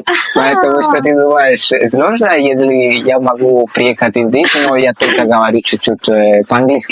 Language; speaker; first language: Russian; non-native, learner; Spanish